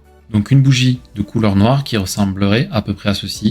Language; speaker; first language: French; native; French